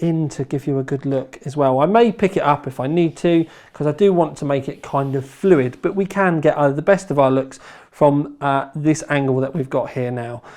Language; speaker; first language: English; native; English